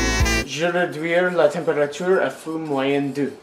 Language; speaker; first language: French; non-native, learner; English